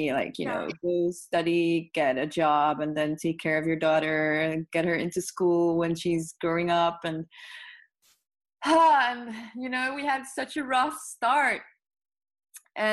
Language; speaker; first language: English; non-native, fluent; Dutch